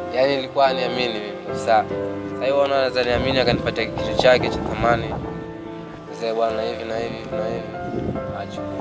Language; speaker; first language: Swahili; native; Swahili